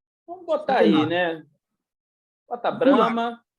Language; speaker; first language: Portuguese; native; Portuguese